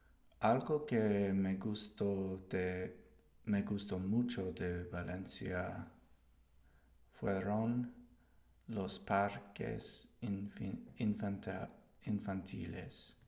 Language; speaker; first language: Spanish; non-native, learner; English